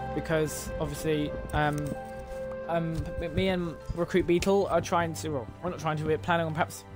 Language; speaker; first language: English; native; English